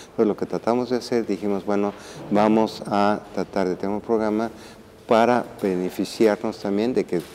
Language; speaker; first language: Spanish; native; Spanish